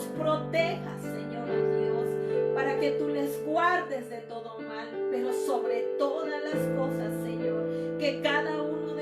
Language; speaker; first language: Spanish; native; Spanish